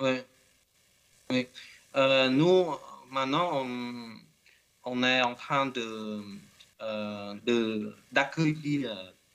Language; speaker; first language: French; non-native, learner; Khmer